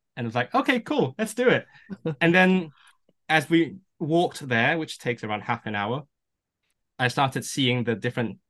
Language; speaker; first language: English; non-native, local second language; Cantonese